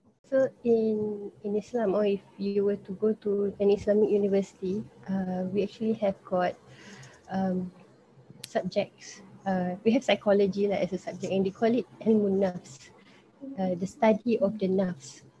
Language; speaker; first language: English; non-native, local second language; Malay